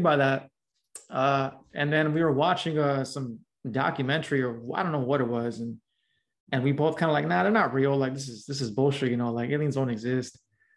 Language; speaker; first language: English; native; English